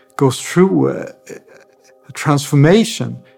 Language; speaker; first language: English; non-native, fluent; Swedish